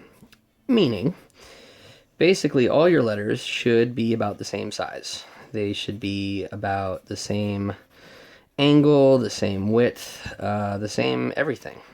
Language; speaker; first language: English; native; English